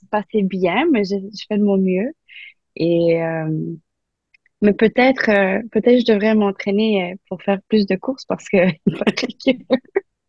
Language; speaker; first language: French; non-native, local second language; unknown